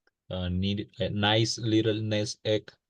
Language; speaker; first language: English; non-native, learner; Spanish